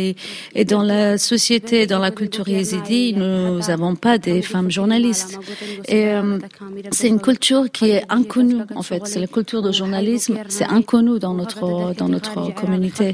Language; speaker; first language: French; non-native, fluent; Kurdish